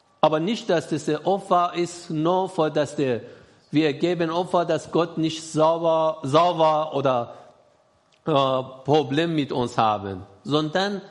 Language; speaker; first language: German; non-native, learner; Persian